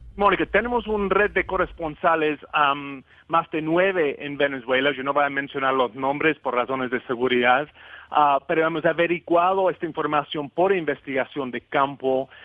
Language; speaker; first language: Spanish; non-native, fluent; English